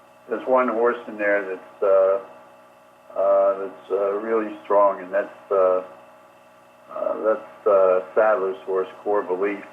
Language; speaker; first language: English; native; English